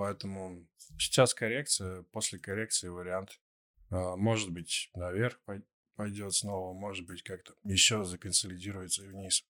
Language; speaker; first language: Russian; native; Russian